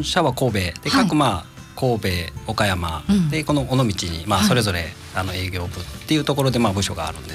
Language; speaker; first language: Japanese; native; Japanese